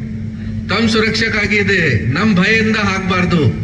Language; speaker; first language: Kannada; non-native, local second language; Hindi